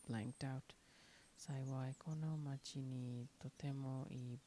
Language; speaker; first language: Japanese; non-native, learner; English